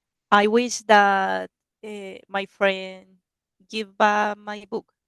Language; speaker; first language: English; non-native, learner; Spanish